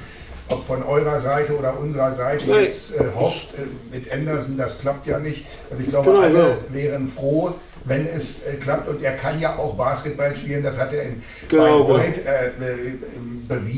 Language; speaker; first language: German; native; German